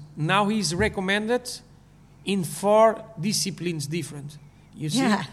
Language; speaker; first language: English; non-native, learner; Portuguese